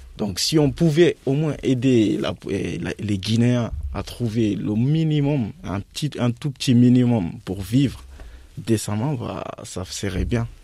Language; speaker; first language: French; non-native, local second language; Fula